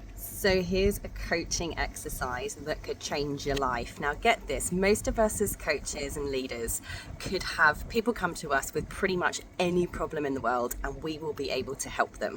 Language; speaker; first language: English; native; English